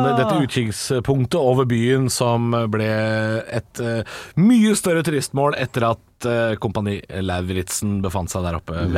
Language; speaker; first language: Norwegian; native; Norwegian